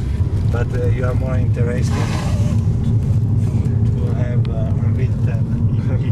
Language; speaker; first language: English; non-native, learner; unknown